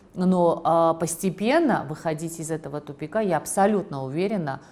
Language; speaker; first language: Russian; non-native, local second language; Georgian